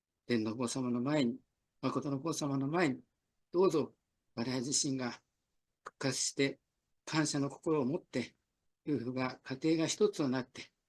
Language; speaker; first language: Japanese; native; Japanese